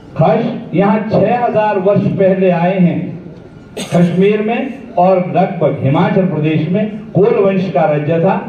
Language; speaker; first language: Hindi; native; Hindi